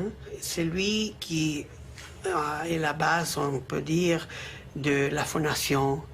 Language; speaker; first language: French; non-native, fluent; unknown